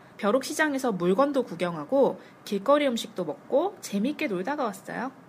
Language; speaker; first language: Korean; native; Korean